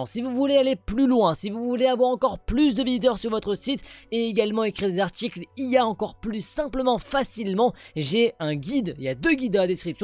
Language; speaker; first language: French; native; French